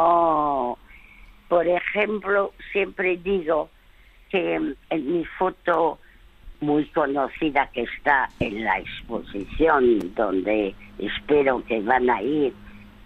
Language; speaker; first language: Spanish; early bilingual, other home language; French